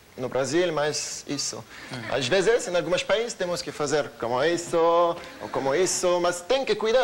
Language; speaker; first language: Portuguese; non-native, learner; French